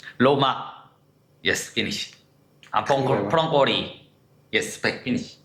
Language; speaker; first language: English; non-native, learner; Korean